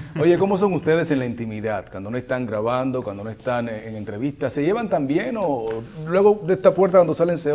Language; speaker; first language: Spanish; native; Spanish